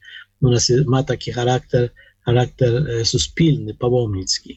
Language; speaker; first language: Polish; non-native, learner; Ukrainian